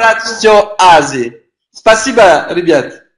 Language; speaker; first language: Russian; non-native, learner; French